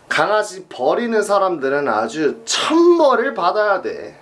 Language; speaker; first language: Korean; native; Korean